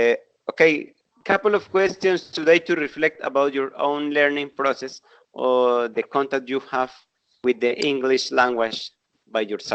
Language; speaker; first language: English; non-native, fluent; Spanish